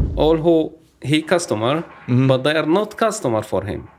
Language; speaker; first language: English; non-native, learner; Arabic